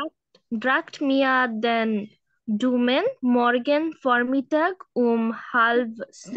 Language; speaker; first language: German; non-native, learner; Bangla